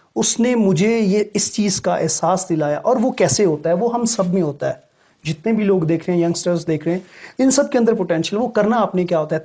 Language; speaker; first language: Urdu; non-native, local second language; Punjabi